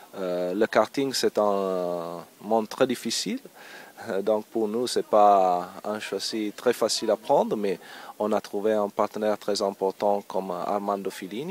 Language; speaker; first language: French; non-native, learner; Italian